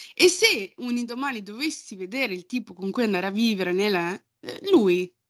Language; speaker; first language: Italian; early bilingual, other home language; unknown